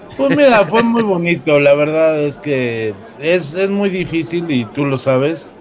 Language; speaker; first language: Spanish; native; Spanish